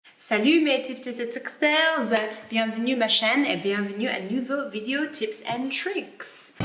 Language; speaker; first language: French; non-native, learner; English